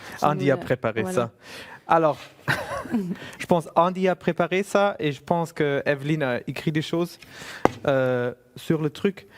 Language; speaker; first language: French; non-native, fluent; German